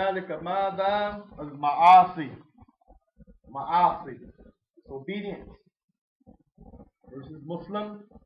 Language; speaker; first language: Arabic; non-native, fluent; English